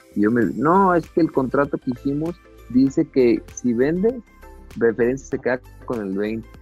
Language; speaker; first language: Spanish; native; Spanish